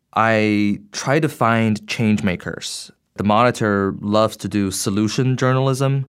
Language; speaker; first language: English; non-native, fluent; Chinese